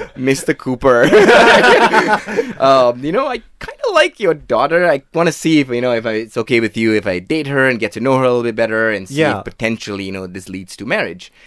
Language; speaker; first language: English; non-native, local second language; Tamil